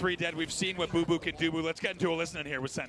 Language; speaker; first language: English; native; English